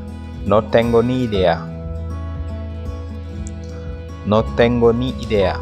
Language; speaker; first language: Spanish; non-native, fluent; Wolof